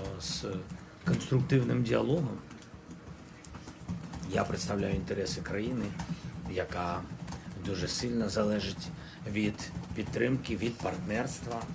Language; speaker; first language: Ukrainian; non-native, local second language; Russian